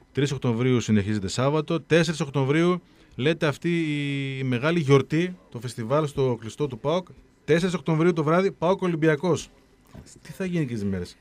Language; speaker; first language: Greek; native; Greek